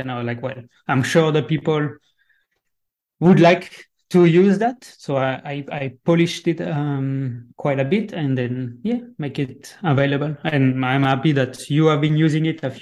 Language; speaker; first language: English; non-native, fluent; French